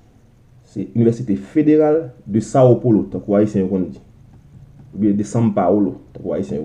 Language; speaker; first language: French; non-native, local second language; Haitian Creole